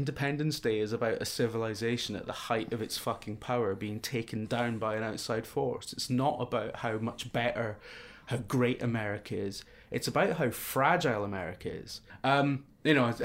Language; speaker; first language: English; native; English